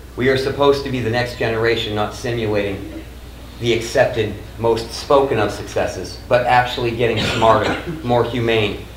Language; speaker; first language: English; native; English